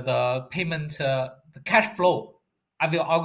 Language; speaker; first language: English; non-native, learner; Chinese